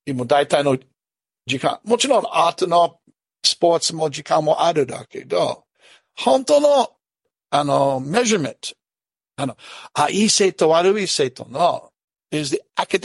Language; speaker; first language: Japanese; non-native, learner; English